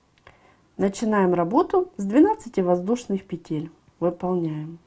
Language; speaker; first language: Russian; native; Russian